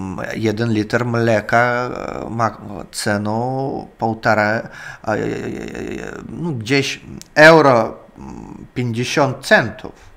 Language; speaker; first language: Polish; non-native, learner; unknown